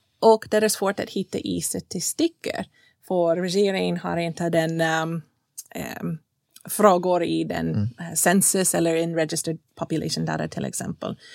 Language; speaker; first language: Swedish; non-native, fluent; English